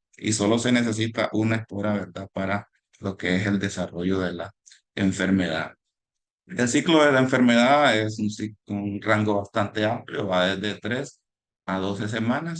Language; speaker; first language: Spanish; native; Spanish